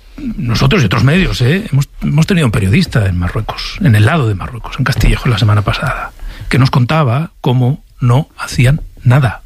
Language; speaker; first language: Spanish; native; Spanish